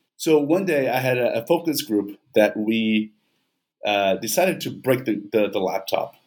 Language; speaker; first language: English; non-native, fluent; Portuguese